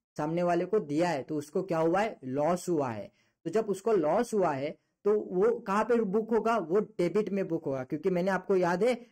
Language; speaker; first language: Hindi; non-native, local second language; Marathi